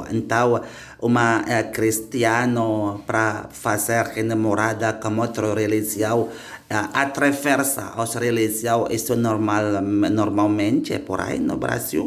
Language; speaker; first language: Portuguese; non-native, learner; Indonesian